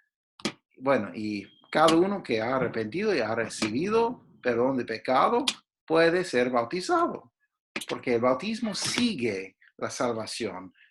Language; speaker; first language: Spanish; non-native, fluent; English